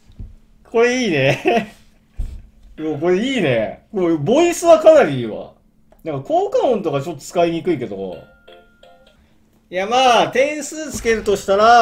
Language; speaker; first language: Japanese; native; Japanese